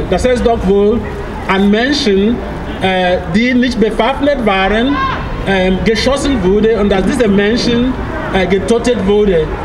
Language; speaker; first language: German; non-native, fluent; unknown